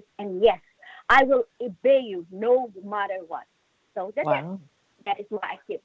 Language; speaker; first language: English; non-native, local second language; Filipino